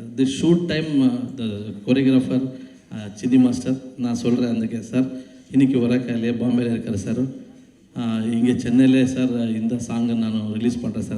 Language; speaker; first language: Tamil; non-native, learner; Kannada